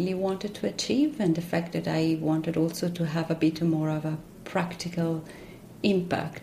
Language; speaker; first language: English; non-native, fluent; Italian